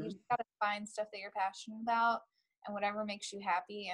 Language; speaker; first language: English; native; English